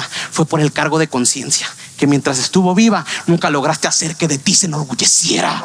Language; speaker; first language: Spanish; native; Spanish